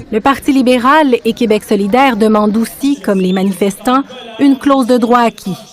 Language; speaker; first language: French; native; French